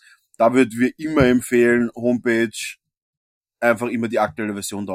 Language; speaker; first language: German; native; German